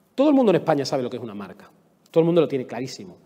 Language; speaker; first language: Spanish; native; Spanish